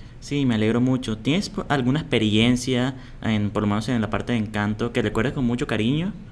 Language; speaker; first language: Spanish; native; Spanish